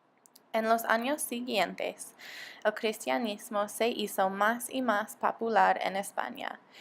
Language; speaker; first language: Spanish; non-native, learner; English